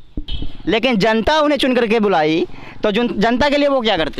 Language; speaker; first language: Hindi; native; Hindi